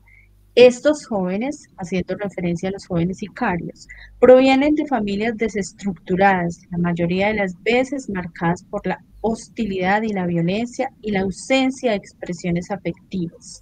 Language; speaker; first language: Spanish; native; Spanish